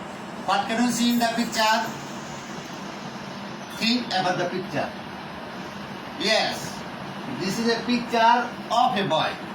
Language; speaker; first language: English; non-native, fluent; Bangla